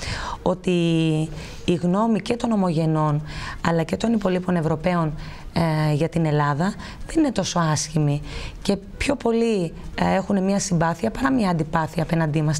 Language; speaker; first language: Greek; native; Greek